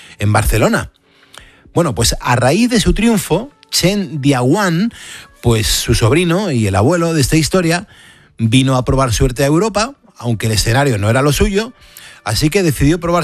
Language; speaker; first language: Spanish; native; Spanish